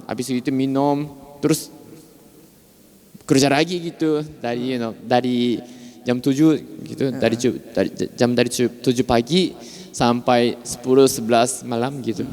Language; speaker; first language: Indonesian; non-native, fluent; Japanese